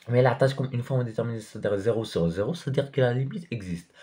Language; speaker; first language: French; non-native, local second language; Arabic